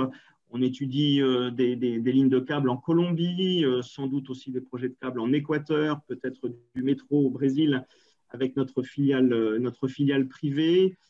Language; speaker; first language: French; native; French